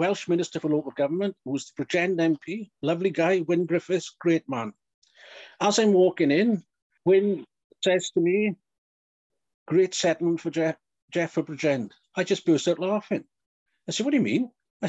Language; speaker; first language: English; native; English